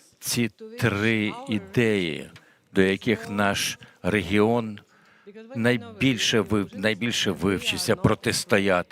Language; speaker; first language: Ukrainian; non-native, fluent; Latvian